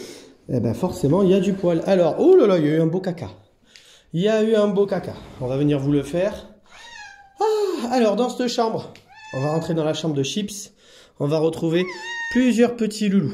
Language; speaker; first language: French; native; French